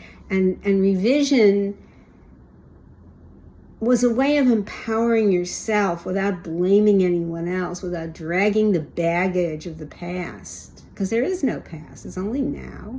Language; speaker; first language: English; native; English